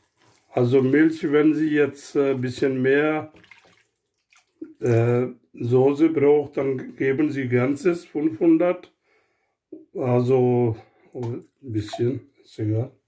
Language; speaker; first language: German; non-native, learner; Urdu